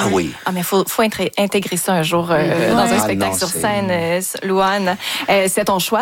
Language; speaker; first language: French; native; French